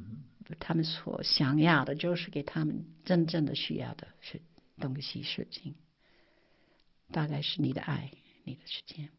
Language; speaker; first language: Chinese; non-native, fluent; English